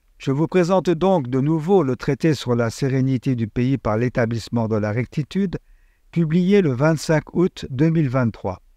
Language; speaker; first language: French; native; French